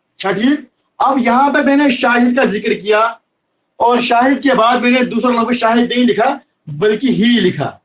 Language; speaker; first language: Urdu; non-native, local second language; Kashmiri